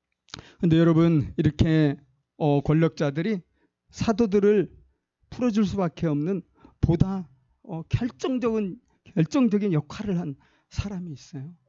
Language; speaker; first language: Korean; native; Korean